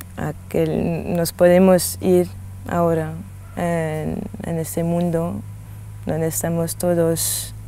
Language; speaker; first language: Spanish; non-native, fluent; French